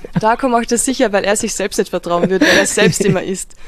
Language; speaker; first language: German; native; German